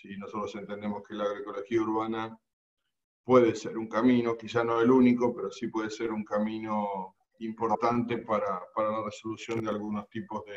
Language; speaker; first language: Spanish; native; Spanish